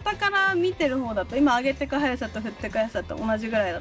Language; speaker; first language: Japanese; native; Japanese